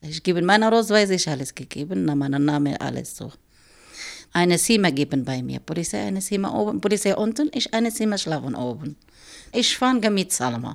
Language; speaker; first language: German; non-native, learner; Arabic